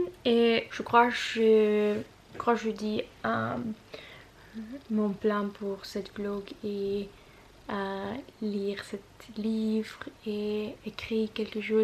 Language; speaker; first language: French; non-native, learner; Russian